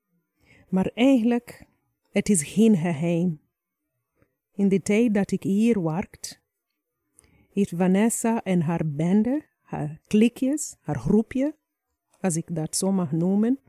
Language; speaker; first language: Dutch; non-native, fluent; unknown